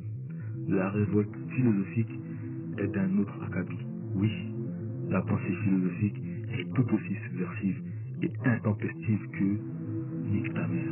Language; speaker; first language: French; native; French